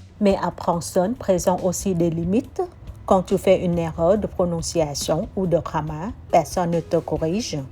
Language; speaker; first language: French; non-native, learner; Vietnamese